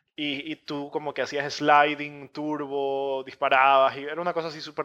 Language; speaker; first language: Spanish; native; Spanish